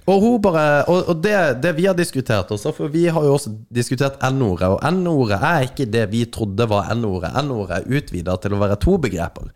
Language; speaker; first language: Norwegian; native; Norwegian